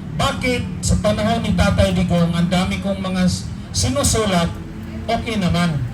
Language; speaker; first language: Filipino; non-native, local second language; Cebuano